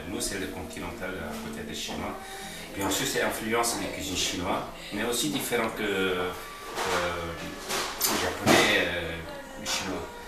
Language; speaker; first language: French; non-native, learner; Korean